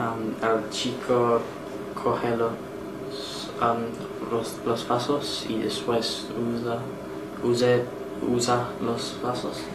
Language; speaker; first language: Spanish; non-native, learner; English